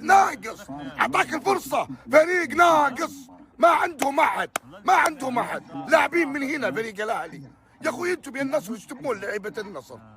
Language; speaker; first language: Arabic; native; Arabic